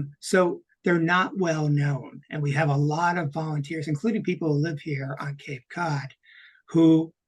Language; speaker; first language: English; native; English